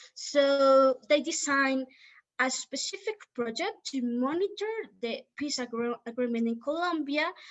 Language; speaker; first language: English; non-native, fluent; Spanish